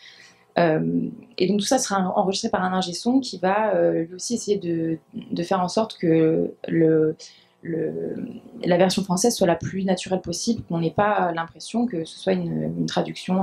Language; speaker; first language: French; native; French